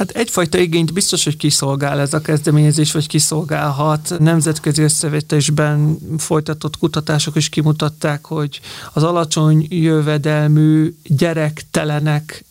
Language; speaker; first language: Hungarian; native; Hungarian